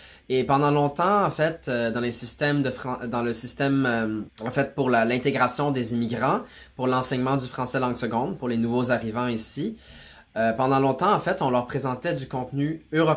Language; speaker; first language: French; native; French